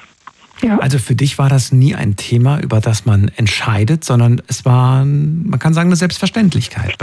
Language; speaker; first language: German; native; German